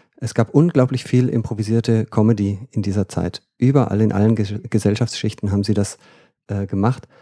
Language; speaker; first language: German; native; German